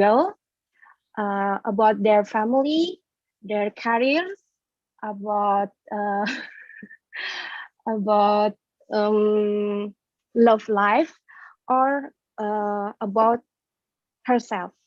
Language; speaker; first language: English; non-native, learner; Indonesian